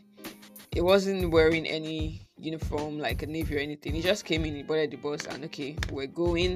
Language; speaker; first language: English; non-native, local second language; Yoruba